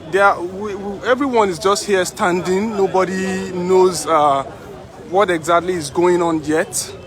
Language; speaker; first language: English; non-native, local second language; Yoruba